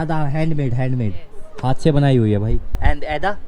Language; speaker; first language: Hindi; native; Hindi